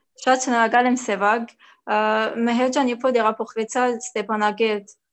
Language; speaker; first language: Armenian; early bilingual, heritage; Armenian